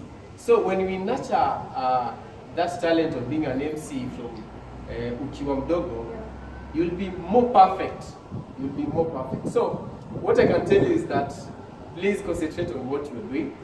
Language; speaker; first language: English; non-native, local second language; Swahili